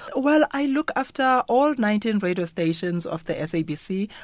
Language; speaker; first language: English; non-native, local second language; Xhosa